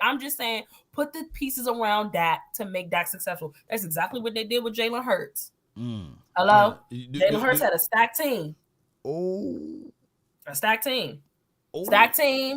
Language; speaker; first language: English; native; English